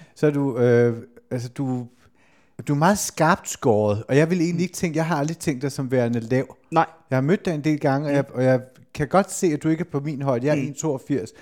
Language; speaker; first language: Danish; native; Danish